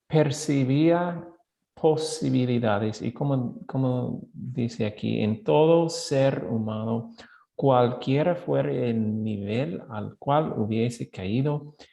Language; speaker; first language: Spanish; non-native, fluent; English